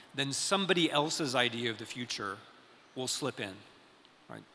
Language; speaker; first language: English; native; English